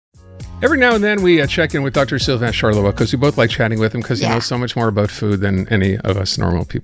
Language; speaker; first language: English; native; English